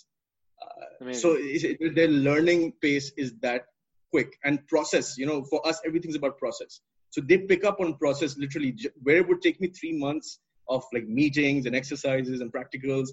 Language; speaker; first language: English; non-native, local second language; Urdu